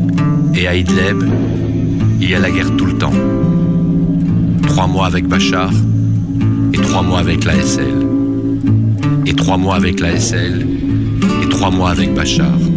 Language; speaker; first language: French; non-native, learner; Arabic